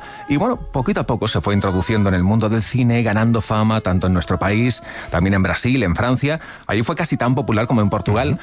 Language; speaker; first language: Spanish; native; Spanish